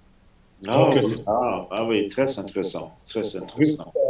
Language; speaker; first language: French; non-native, fluent; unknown